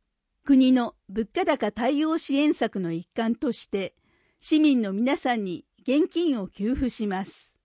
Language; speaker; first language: Japanese; native; Japanese